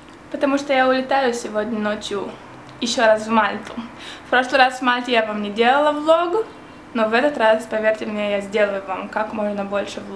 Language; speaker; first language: Russian; early bilingual, heritage; Russian